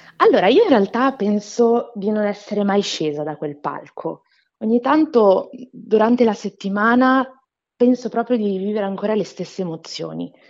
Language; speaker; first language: Italian; non-native, fluent; Portuguese